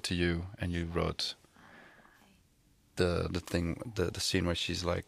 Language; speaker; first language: English; non-native, fluent; Dutch